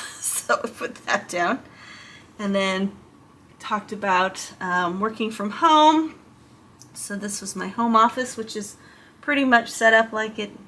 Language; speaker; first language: English; native; English